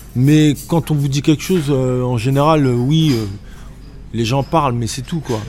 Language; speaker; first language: French; native; French